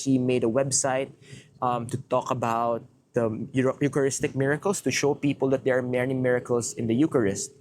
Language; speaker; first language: English; non-native, local second language; Filipino